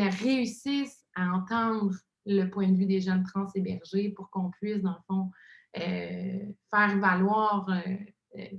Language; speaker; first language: French; native; French